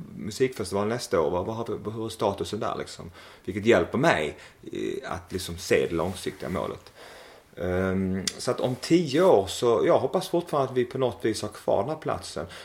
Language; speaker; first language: Swedish; native; Swedish